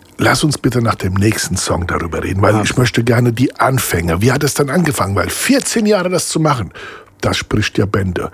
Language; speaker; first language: German; early bilingual, other home language; Italian